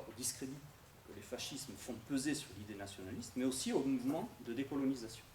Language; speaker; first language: French; native; French